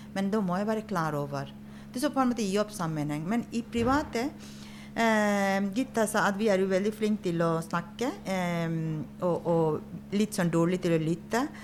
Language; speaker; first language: Norwegian; non-native, fluent; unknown